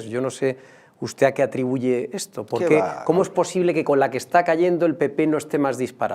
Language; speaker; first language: Spanish; native; Spanish